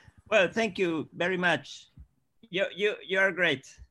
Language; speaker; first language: English; non-native, learner; Spanish